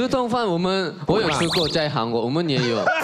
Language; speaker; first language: Chinese; non-native, learner; Korean